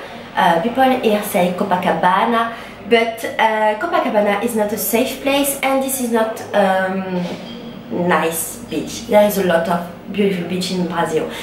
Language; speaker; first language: English; non-native, learner; French